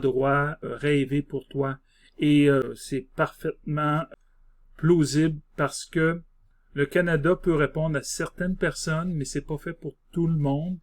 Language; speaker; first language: French; native; French